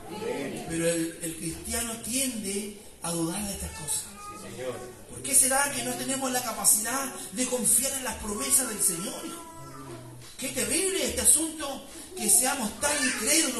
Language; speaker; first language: Spanish; native; Spanish